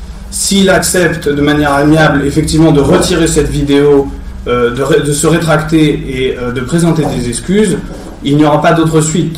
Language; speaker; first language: French; native; French